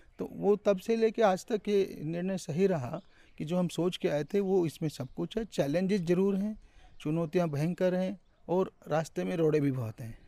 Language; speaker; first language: Hindi; native; Hindi